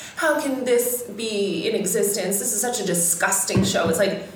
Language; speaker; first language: English; native; English